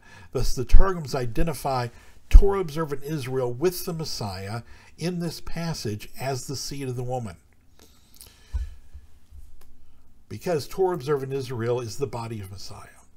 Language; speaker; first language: English; native; English